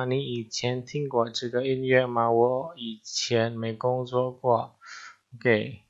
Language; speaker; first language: Chinese; non-native, fluent; Indonesian